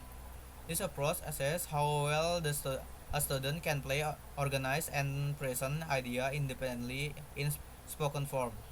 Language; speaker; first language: English; non-native, learner; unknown